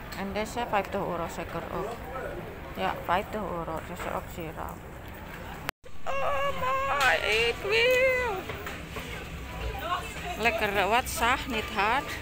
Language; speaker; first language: Dutch; non-native, learner; Indonesian